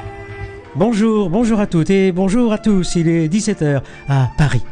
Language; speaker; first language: French; native; French